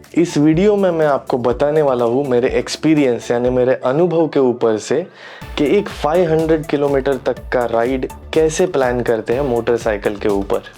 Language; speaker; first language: Hindi; non-native, local second language; Marathi